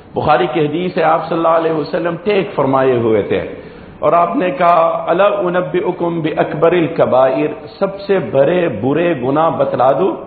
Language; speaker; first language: Urdu; non-native, local second language; Gujarati